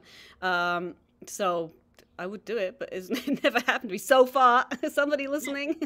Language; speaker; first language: English; native; English